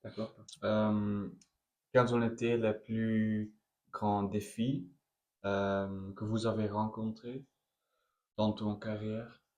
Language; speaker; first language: French; non-native, learner; Spanish